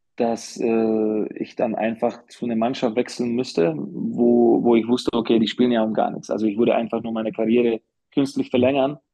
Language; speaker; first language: German; non-native, fluent; Slovak